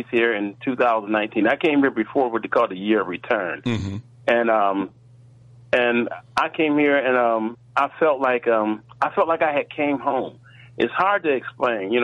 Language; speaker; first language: English; native; English